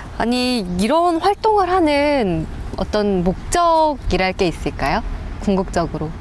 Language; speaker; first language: Korean; native; Korean